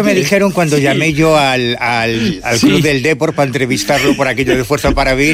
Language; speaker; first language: Spanish; native; Spanish